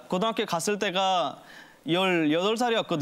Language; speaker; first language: Korean; non-native, fluent; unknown